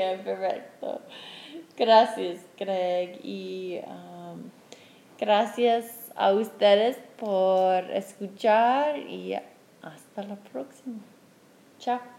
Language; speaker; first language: Spanish; non-native, fluent; English